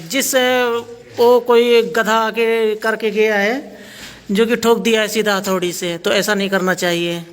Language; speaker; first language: Hindi; native; Hindi